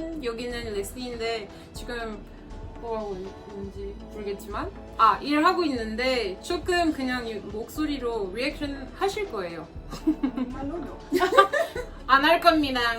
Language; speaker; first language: Korean; non-native, fluent; French